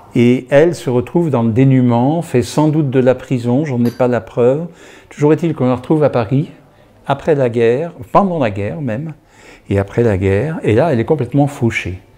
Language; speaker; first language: French; native; French